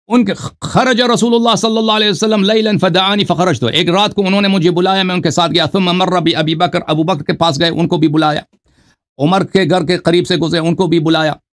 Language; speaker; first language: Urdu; non-native, fluent; Persian